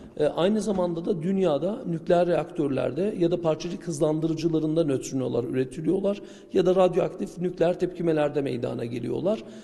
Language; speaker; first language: Turkish; native; Turkish